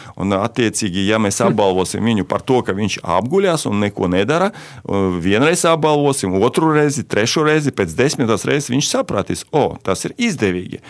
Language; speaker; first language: Latvian; non-native, local second language; Russian